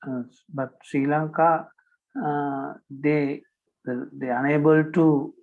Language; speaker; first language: English; non-native, learner; Sinhala